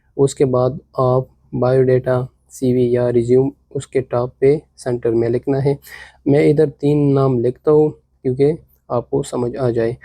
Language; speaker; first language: Urdu; non-native, local second language; Pashto